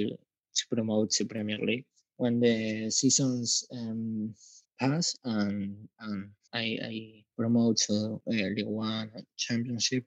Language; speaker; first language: English; non-native, learner; Spanish